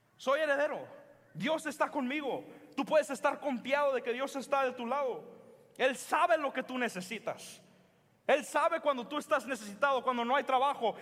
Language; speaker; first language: Spanish; early bilingual, heritage; Spanish